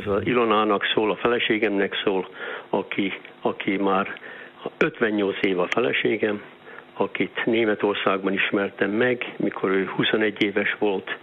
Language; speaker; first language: Hungarian; early bilingual, heritage; Hungarian